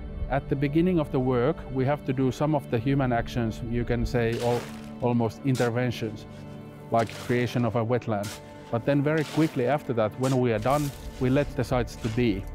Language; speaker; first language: English; non-native, fluent; Finnish